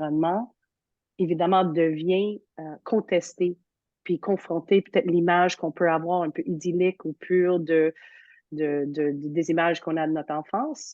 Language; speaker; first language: French; native; French